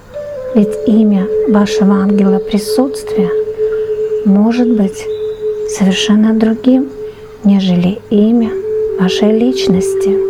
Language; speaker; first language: Russian; native; Russian